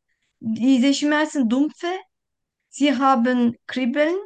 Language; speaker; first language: German; non-native, learner; Turkish